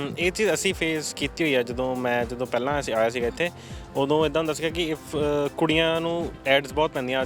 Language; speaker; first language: Punjabi; native; Punjabi